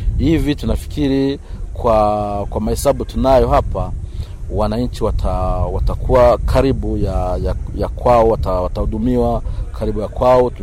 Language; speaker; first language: Swahili; non-native, local second language; Rundi